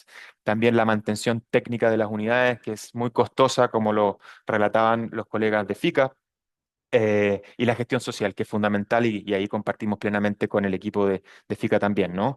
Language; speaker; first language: Spanish; native; Spanish